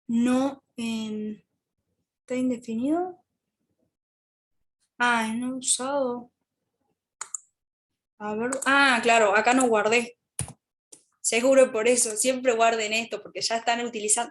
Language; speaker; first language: Spanish; native; Spanish